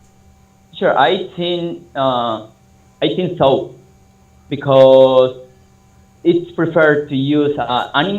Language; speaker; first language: English; non-native, learner; Spanish